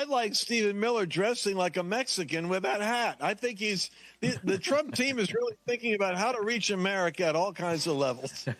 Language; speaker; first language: English; native; English